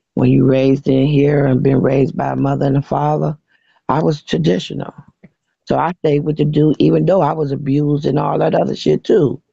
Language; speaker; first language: English; native; English